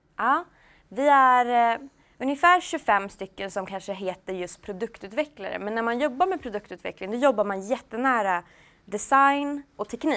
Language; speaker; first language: Swedish; native; Swedish